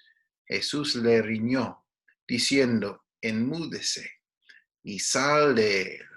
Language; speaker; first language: Spanish; non-native, fluent; English